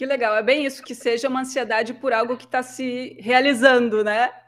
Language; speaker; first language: Portuguese; native; Portuguese